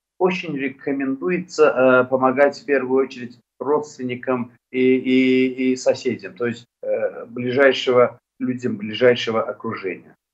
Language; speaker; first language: Russian; non-native, local second language; Azerbaijani